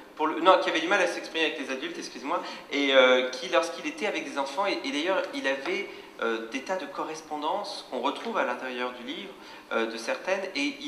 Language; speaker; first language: French; native; French